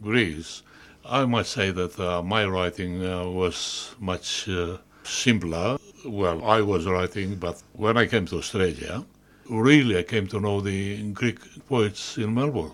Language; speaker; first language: English; non-native, fluent; Greek